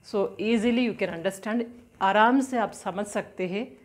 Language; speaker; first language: Hindi; non-native, local second language; Telugu